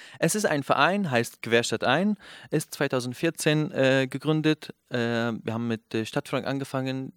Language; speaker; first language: German; non-native, fluent; Kurdish